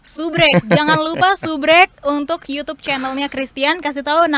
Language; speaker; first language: Indonesian; native; Indonesian